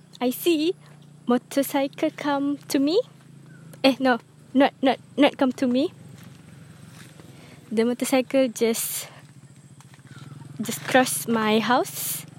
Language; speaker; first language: English; non-native, learner; Malay